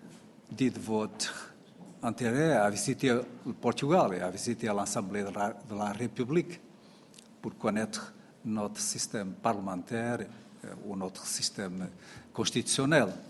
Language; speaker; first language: French; non-native, fluent; Portuguese